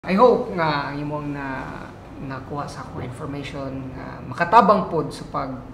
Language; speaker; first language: Cebuano; non-native, local second language; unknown